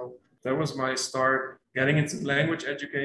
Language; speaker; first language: English; non-native, fluent; Dutch